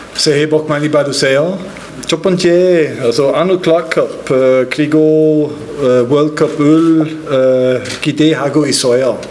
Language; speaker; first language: Korean; non-native, learner; English